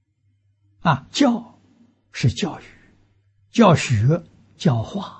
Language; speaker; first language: Chinese; native; Chinese